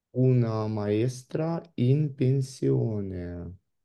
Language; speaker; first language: Italian; non-native, learner; Russian